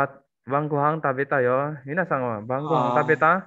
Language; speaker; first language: Japanese; non-native, fluent; Indonesian